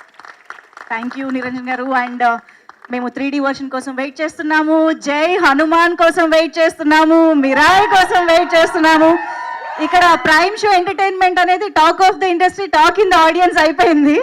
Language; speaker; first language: Telugu; native; Telugu